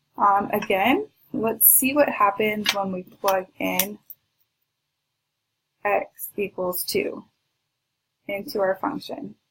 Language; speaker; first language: English; native; English